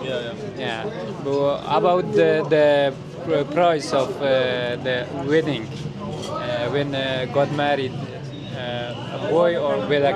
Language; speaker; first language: English; non-native, learner; Persian